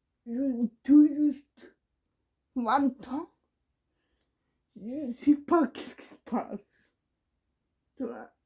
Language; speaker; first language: French; non-native, learner; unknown